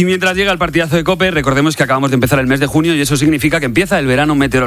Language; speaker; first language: Spanish; native; Spanish